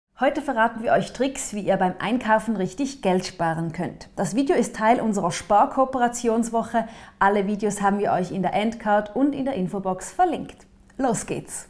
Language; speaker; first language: German; native; German